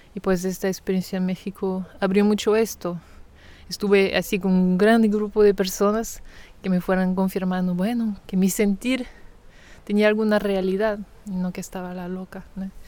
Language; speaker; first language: Spanish; non-native, fluent; French